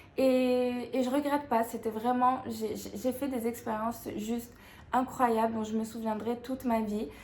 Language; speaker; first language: French; non-native, local second language; Arabic